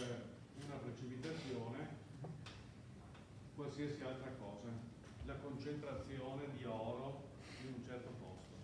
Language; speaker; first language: Italian; native; Italian